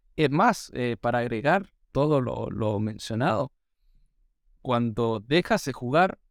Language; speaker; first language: Spanish; non-native, fluent; English